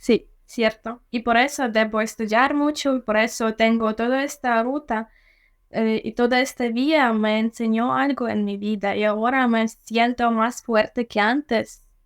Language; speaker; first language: Spanish; non-native, fluent; Ukrainian